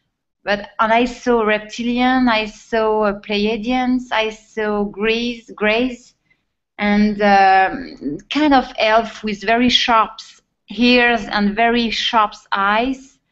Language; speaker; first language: English; non-native, fluent; French